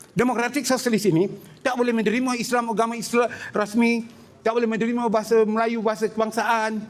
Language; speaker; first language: Malay; native; Malay